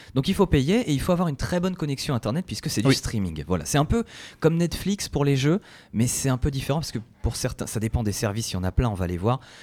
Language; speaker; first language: French; native; French